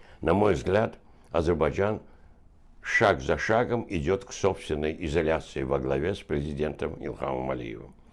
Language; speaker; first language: Russian; non-native, local second language; Azerbaijani